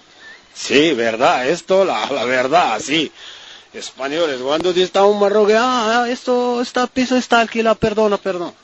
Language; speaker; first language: Spanish; non-native, learner; Arabic